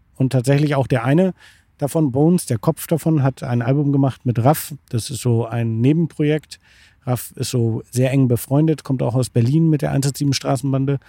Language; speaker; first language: German; native; German